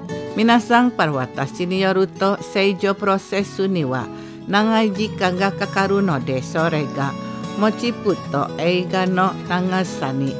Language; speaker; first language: Japanese; non-native, fluent; Indonesian